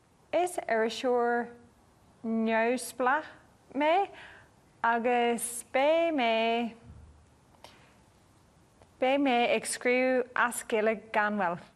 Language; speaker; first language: Irish; non-native, learner; English